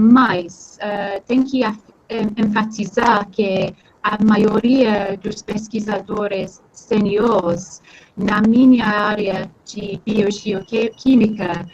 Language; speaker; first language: Portuguese; non-native, fluent; English